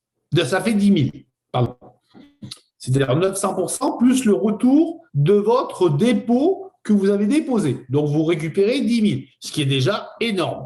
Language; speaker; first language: French; native; French